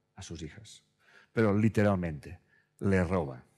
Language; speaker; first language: Spanish; native; Spanish